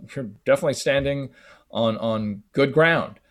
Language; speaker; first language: English; native; English